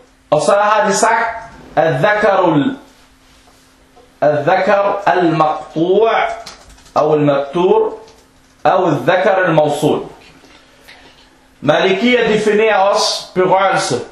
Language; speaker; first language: Danish; early bilingual, other home language; Arabic